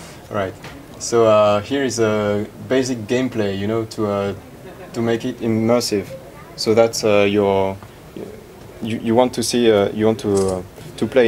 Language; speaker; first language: English; non-native, fluent; French